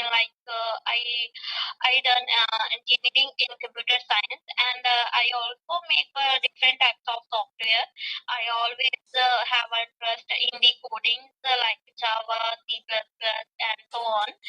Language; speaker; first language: English; non-native, learner; Punjabi